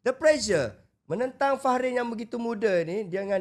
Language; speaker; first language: Malay; native; Malay